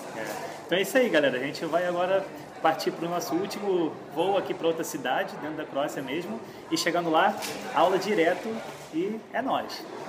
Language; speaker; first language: Portuguese; native; Portuguese